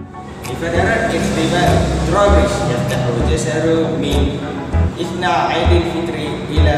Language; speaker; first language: Arabic; non-native, learner; Malay